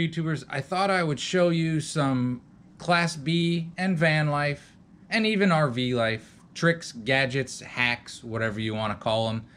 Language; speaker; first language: English; native; English